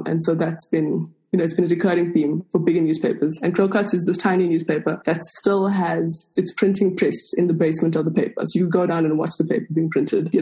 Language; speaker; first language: English; non-native, local second language; Afrikaans